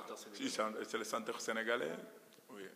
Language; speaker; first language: French; non-native, local second language; Wolof